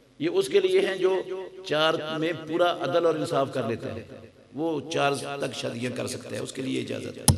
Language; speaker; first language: Urdu; non-native, local second language; Punjabi